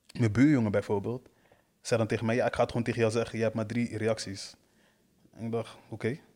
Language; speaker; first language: Dutch; early bilingual, other home language; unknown